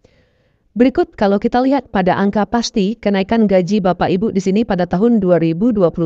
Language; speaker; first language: Indonesian; native; Indonesian